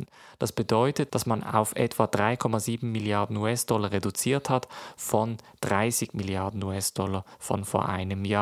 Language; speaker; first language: German; native; German